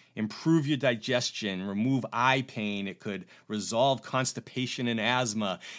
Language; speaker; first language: English; native; English